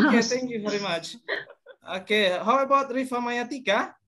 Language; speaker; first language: English; non-native, learner; Indonesian